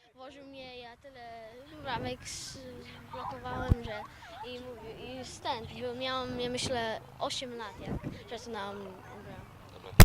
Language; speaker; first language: Polish; early bilingual, heritage; Polish